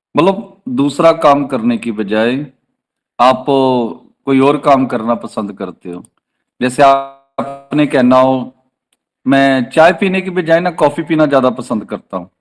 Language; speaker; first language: Hindi; non-native, local second language; Punjabi